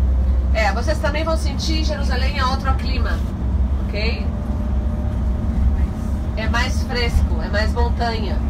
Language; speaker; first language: Portuguese; non-native, fluent; Hebrew